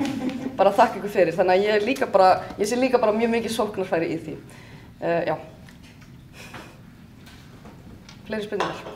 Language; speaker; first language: Icelandic; native; Icelandic